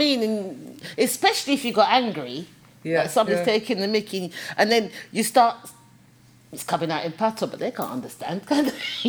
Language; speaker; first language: English; native; English